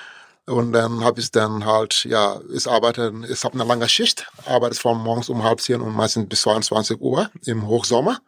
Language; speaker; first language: German; non-native, fluent; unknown